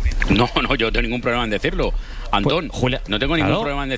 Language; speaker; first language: Spanish; native; Spanish